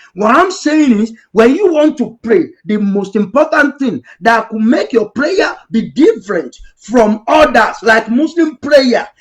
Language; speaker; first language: English; non-native, local second language; Yoruba